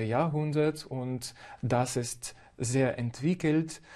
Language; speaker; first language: German; non-native, fluent; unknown